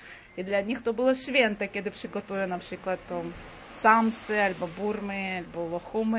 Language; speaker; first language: Polish; non-native, fluent; Crimean Tatar